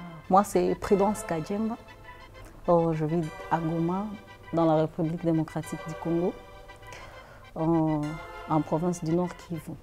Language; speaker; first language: French; non-native, local second language; Swahili